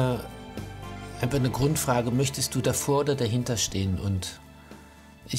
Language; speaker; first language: German; native; German